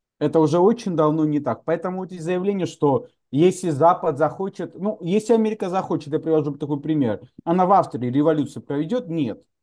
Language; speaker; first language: Russian; non-native, local second language; Georgian